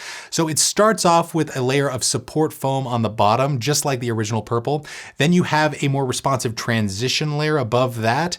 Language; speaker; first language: English; native; English